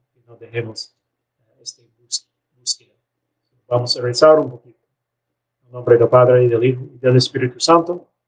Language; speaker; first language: Spanish; non-native, learner; English